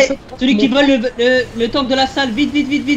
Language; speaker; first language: French; native; French